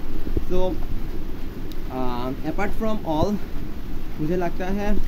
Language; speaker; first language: Hindi; non-native, learner; Bangla